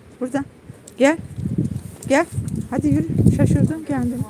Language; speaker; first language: Turkish; native; Turkish